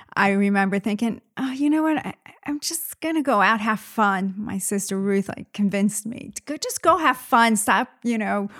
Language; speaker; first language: English; early bilingual, other home language; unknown